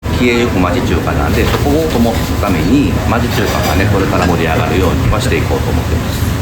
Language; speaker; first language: Japanese; native; Japanese